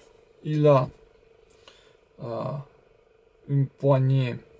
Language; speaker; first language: French; non-native, learner; Romanian